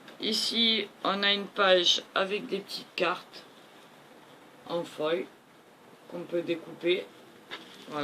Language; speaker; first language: French; native; French